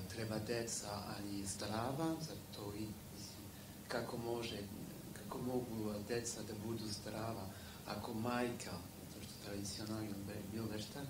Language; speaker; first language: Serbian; non-native, learner; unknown